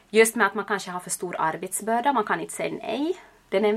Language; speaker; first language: Swedish; native; Swedish